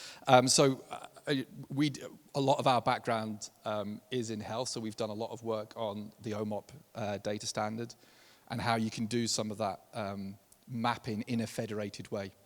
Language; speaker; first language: English; native; English